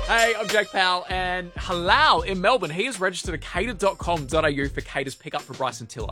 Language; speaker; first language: English; native; English